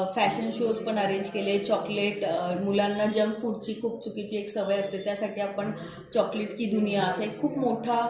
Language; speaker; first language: Marathi; non-native, local second language; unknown